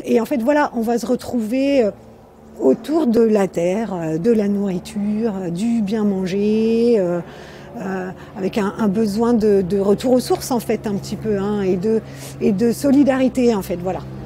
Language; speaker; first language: French; native; French